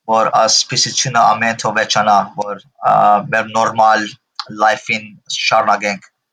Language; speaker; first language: Armenian; early bilingual, heritage; Armenian